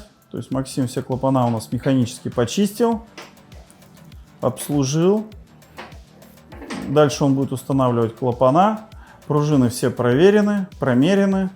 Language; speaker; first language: Russian; native; Russian